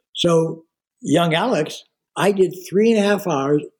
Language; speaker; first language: English; native; English